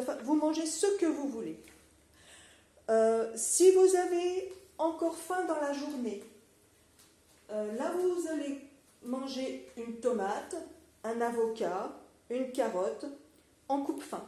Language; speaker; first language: French; native; French